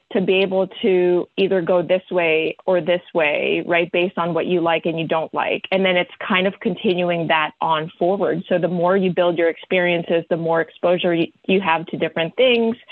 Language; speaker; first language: English; early bilingual, other home language; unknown